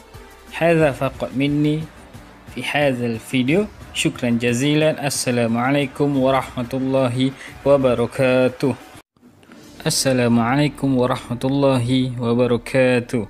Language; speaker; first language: Arabic; non-native, fluent; Malay